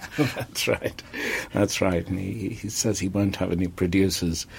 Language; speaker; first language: English; native; English